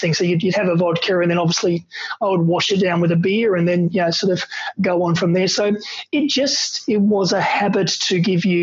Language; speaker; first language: English; native; English